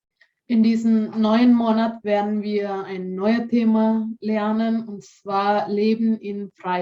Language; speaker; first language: German; non-native, fluent; Indonesian